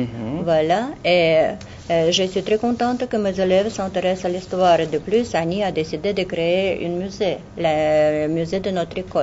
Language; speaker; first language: French; non-native, fluent; Russian